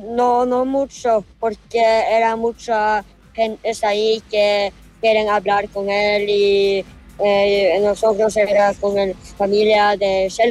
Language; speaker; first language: Spanish; early bilingual, heritage; Norwegian